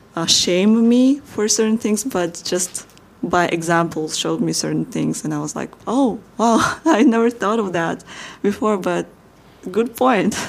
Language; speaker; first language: English; non-native, fluent; Russian